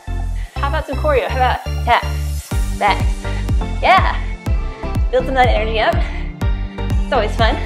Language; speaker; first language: English; native; English